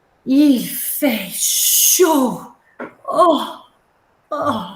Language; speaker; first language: French; non-native, fluent; English